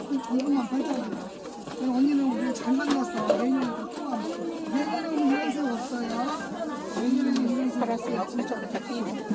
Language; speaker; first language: Korean; native; Korean